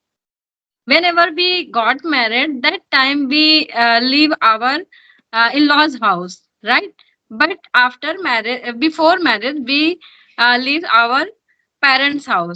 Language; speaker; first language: English; non-native, learner; Hindi